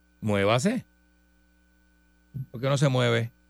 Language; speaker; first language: Spanish; native; Spanish